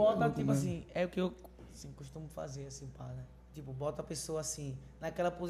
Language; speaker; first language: Portuguese; native; Portuguese